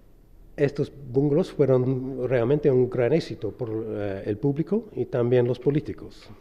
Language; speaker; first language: Spanish; non-native, fluent; English